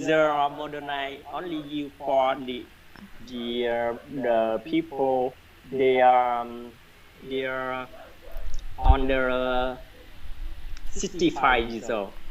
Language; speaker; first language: English; non-native, learner; Vietnamese